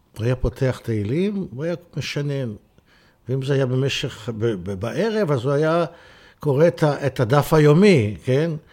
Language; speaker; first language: Hebrew; native; Hebrew